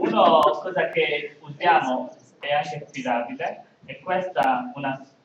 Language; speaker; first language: Italian; non-native, learner; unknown